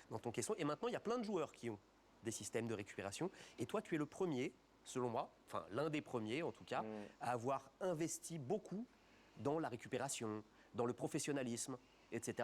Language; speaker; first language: French; native; French